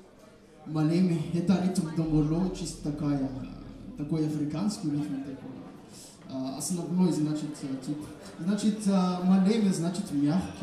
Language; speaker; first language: Russian; non-native, fluent; Malagasy